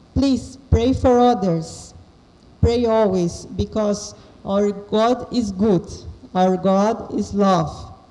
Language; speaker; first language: English; non-native, fluent; Portuguese